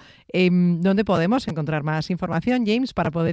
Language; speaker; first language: Spanish; native; Spanish